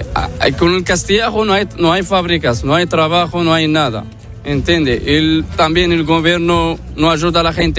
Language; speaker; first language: Spanish; non-native, learner; Arabic